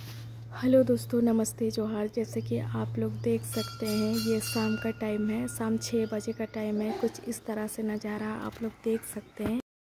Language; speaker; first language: Hindi; non-native, local second language; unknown